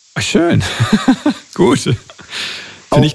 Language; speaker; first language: German; native; German